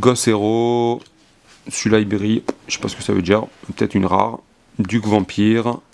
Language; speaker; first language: French; native; French